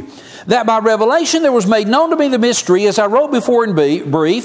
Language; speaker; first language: English; native; English